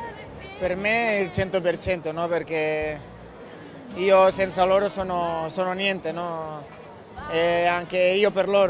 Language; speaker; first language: Italian; non-native, fluent; Spanish